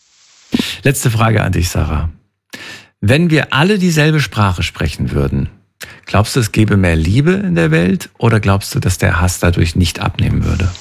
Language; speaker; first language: German; native; German